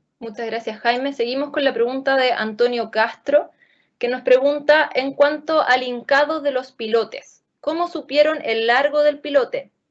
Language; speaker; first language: Spanish; native; Spanish